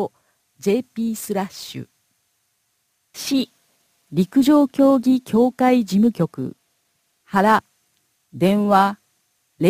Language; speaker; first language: Japanese; native; Japanese